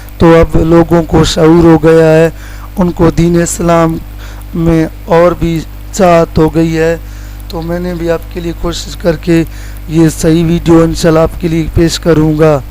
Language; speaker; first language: Urdu; non-native, local second language; Sindhi